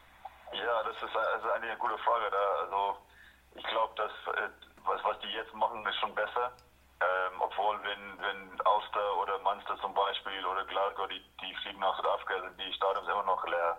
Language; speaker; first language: German; non-native, fluent; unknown